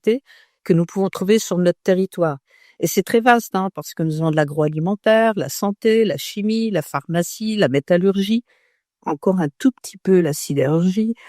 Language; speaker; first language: French; native; French